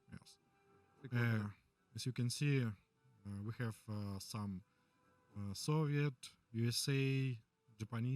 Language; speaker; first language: English; non-native, learner; Russian